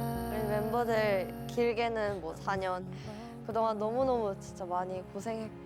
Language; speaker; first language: Korean; native; Korean